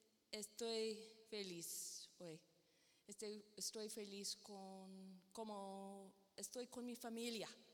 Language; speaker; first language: Spanish; non-native, learner; English